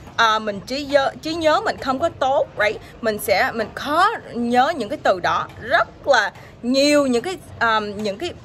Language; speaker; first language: Vietnamese; early bilingual, heritage; Vietnamese